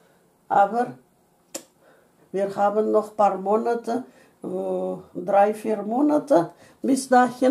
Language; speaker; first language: German; non-native, fluent; Russian